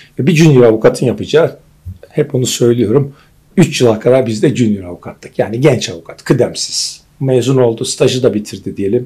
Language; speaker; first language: Turkish; native; Turkish